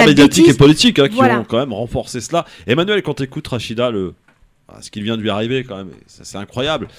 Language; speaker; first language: French; native; French